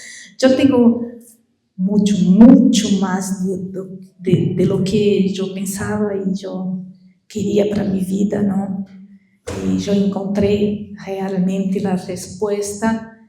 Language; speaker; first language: Spanish; non-native, learner; Portuguese